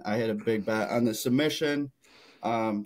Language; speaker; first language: English; native; English